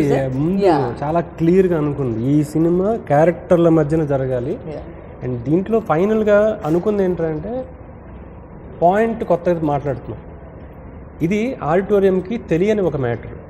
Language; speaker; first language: Telugu; native; Telugu